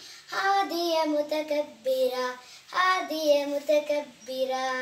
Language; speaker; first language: Arabic; non-native, learner; Malayalam